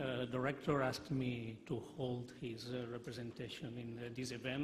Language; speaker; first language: English; non-native, fluent; Catalan